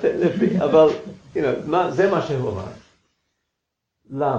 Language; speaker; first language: Hebrew; non-native, fluent; English